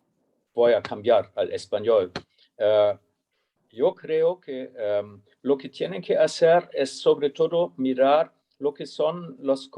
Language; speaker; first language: Spanish; non-native, fluent; German